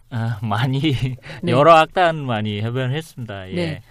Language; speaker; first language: Korean; non-native, fluent; Vietnamese